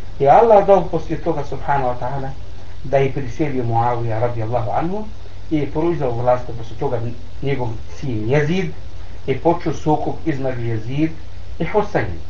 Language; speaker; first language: Bosnian; non-native, learner; Arabic